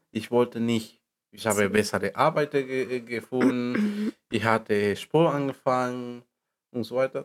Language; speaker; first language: German; non-native, learner; Spanish